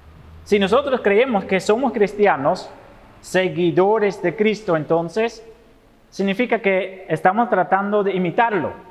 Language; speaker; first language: Spanish; non-native, fluent; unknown